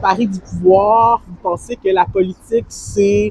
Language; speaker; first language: French; native; French